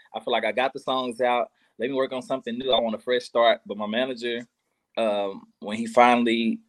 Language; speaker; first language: English; native; English